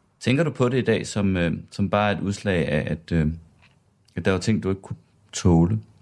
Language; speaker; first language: Danish; native; Danish